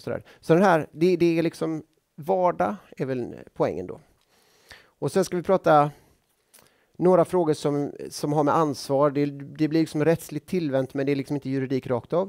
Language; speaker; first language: Swedish; native; Swedish